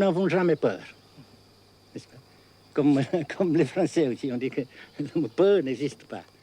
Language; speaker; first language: French; non-native, fluent; Vietnamese